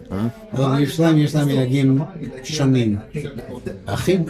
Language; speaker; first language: Hebrew; non-native, fluent; English